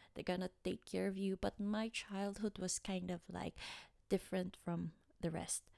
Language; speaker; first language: English; non-native, local second language; Waray